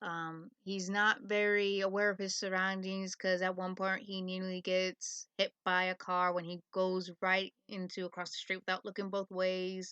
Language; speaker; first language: English; native; English